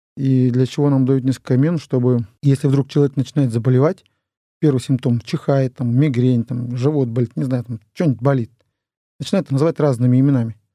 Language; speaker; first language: Russian; non-native, local second language; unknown